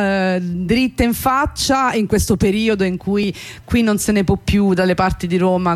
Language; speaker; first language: Italian; native; Italian